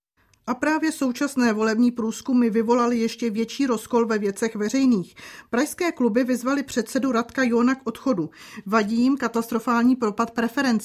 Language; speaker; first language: Czech; native; Czech